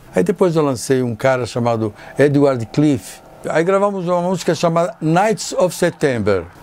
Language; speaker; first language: Portuguese; non-native, fluent; Italian